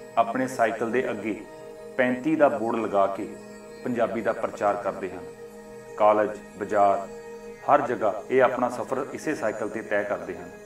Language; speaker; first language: Punjabi; native; Punjabi